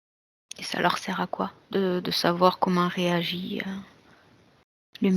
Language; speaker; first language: French; native; French